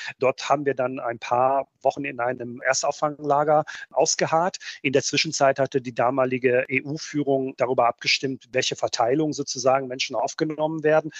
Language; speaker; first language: German; early bilingual, other home language; Bosnian